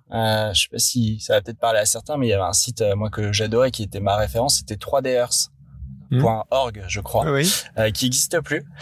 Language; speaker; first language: French; native; French